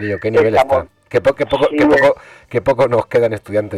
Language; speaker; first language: Spanish; native; Spanish